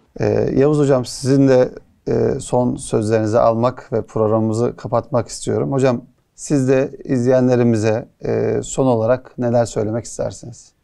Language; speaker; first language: Turkish; native; Turkish